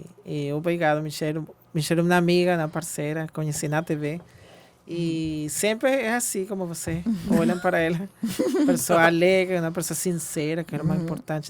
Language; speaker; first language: Portuguese; non-native, fluent; Spanish